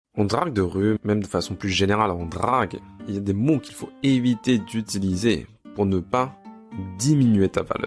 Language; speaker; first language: French; native; French